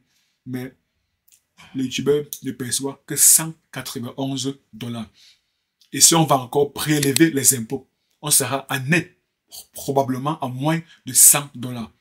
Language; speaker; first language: French; native; French